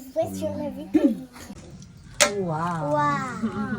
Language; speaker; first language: French; native; French